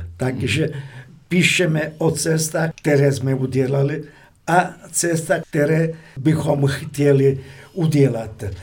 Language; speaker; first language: Czech; non-native, fluent; Italian